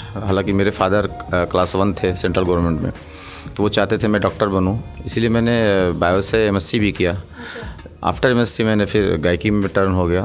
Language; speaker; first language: Hindi; native; Hindi